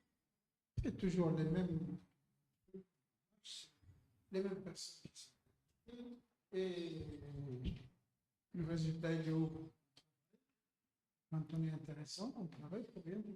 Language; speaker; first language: French; non-native, local second language; Arabic